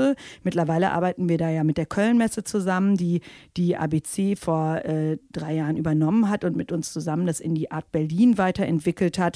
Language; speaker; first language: German; native; German